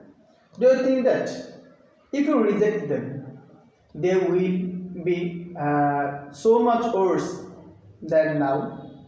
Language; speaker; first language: English; non-native, fluent; Bangla